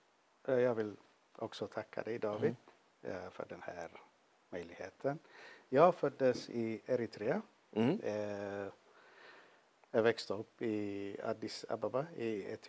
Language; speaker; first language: Swedish; non-native, fluent; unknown